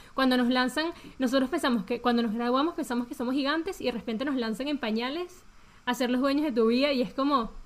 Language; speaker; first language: Spanish; early bilingual, heritage; Spanish